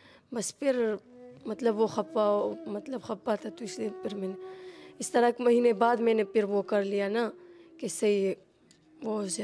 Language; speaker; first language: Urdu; non-native, local second language; Pashto